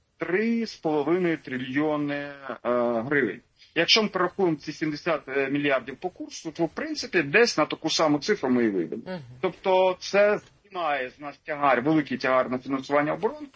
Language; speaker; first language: Ukrainian; native; Ukrainian